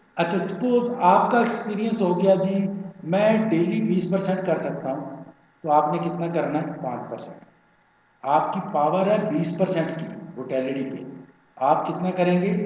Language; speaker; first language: Urdu; non-native, local second language; Punjabi